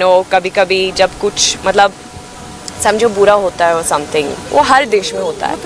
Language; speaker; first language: Hindi; non-native, fluent; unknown